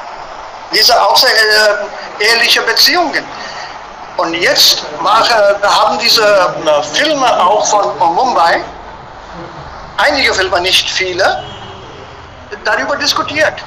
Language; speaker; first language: German; non-native, fluent; Hindi